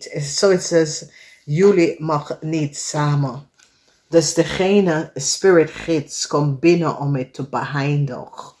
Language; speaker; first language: Dutch; non-native, learner; English